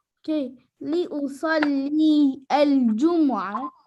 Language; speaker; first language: Arabic; non-native, learner; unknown